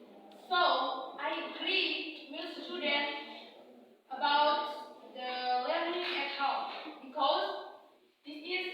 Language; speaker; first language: English; non-native, learner; Indonesian